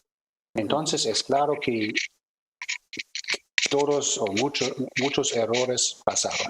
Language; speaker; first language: Spanish; non-native, fluent; German